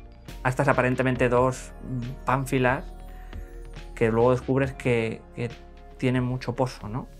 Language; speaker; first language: Spanish; native; Spanish